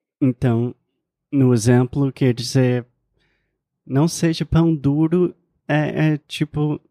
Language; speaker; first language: Portuguese; non-native, fluent; English